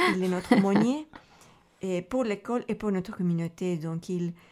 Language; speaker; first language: French; non-native, fluent; Spanish